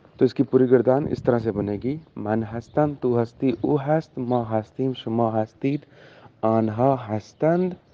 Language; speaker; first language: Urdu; native; Urdu